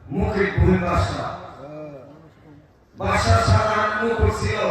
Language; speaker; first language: Bangla; native; Bangla